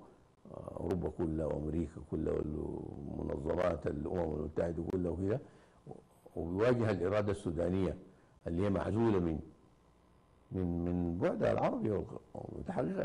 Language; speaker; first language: Arabic; native; Arabic